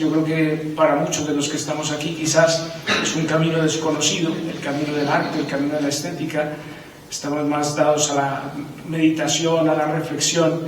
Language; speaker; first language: Spanish; native; Spanish